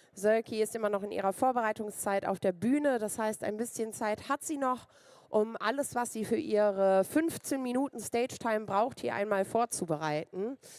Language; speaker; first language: German; native; German